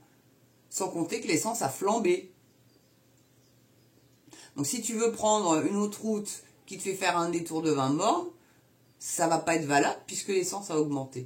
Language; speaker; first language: French; native; French